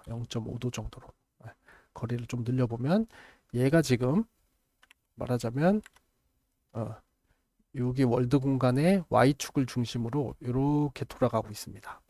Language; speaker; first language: Korean; native; Korean